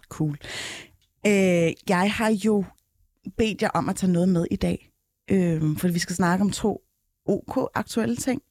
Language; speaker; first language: Danish; native; Danish